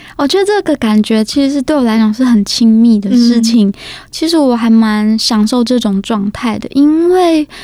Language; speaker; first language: Chinese; native; Chinese